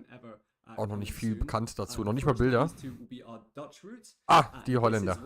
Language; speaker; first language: German; native; German